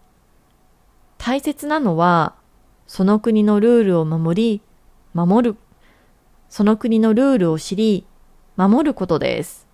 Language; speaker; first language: Japanese; native; Japanese